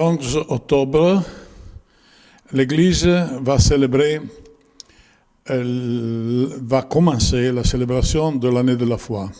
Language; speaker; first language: French; non-native, learner; Italian